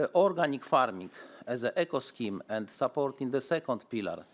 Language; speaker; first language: English; non-native, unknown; Polish